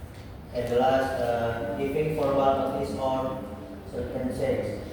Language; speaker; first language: English; non-native, learner; Indonesian